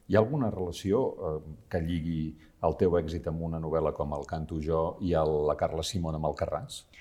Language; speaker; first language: Catalan; native; Catalan